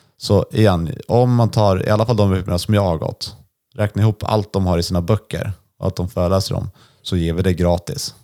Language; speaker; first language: Swedish; native; Swedish